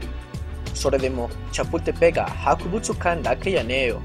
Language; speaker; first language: Japanese; non-native, learner; Spanish